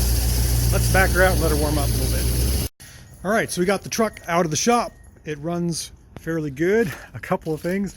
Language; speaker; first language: English; native; English